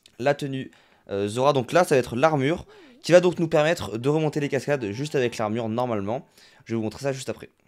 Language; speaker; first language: French; native; French